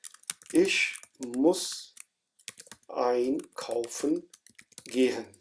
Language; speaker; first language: German; non-native, fluent; Urdu